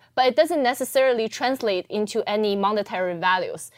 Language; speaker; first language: English; early bilingual, other home language; Chinese